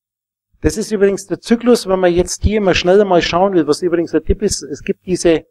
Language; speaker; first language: German; native; German